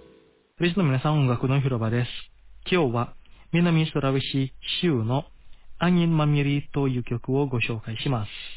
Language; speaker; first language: Japanese; non-native, fluent; Indonesian